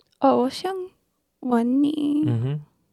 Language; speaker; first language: Chinese; non-native, learner; English